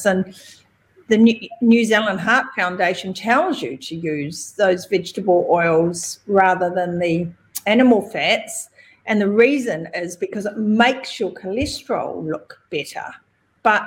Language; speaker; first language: English; native; English